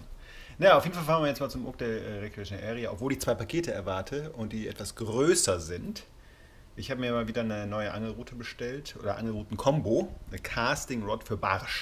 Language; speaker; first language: German; native; German